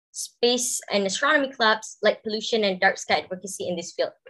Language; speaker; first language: English; non-native, local second language; Malay